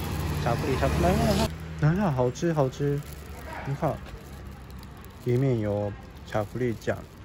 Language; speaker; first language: Chinese; non-native, fluent; Japanese